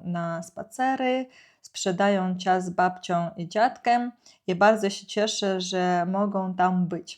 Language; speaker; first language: Polish; non-native, fluent; Ukrainian